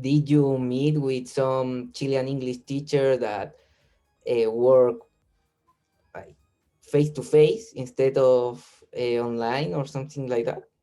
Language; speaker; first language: English; non-native, learner; Spanish